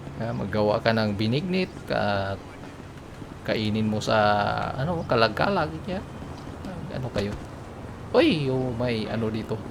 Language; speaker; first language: Filipino; non-native, local second language; Cebuano